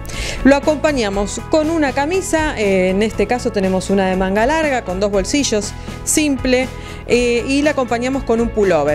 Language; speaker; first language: Spanish; native; Spanish